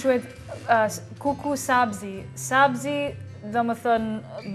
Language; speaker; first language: Albanian; non-native, learner; English